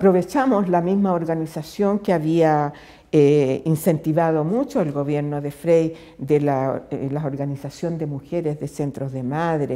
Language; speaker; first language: Spanish; native; Spanish